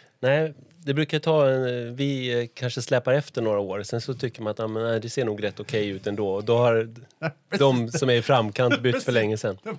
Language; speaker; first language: Swedish; native; Swedish